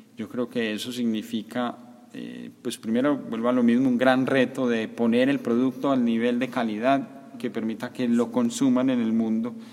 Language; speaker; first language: Spanish; native; Spanish